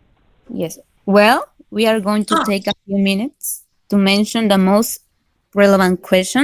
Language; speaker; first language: English; non-native, fluent; Spanish